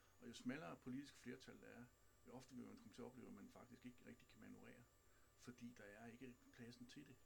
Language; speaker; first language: Danish; native; Danish